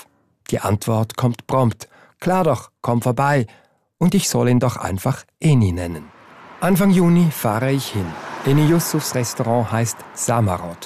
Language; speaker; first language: German; native; German